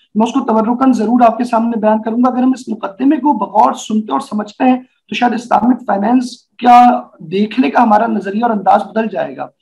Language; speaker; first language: Urdu; native; Urdu